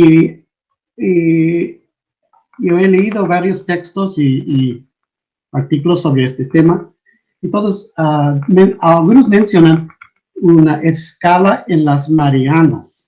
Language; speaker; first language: Spanish; non-native, fluent; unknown